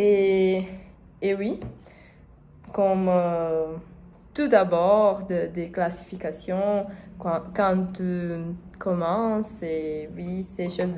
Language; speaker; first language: French; non-native, learner; Portuguese